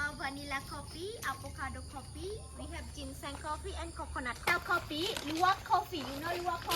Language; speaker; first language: English; non-native, fluent; Indonesian